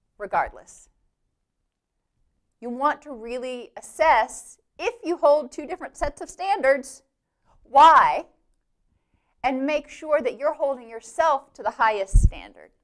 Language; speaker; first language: English; native; English